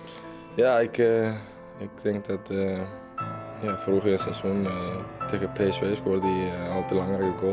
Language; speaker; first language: Dutch; non-native, learner; Icelandic